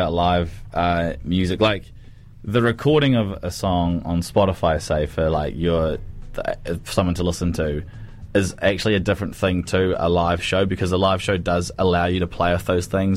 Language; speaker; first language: English; native; English